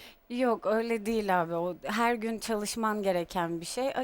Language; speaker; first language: Turkish; native; Turkish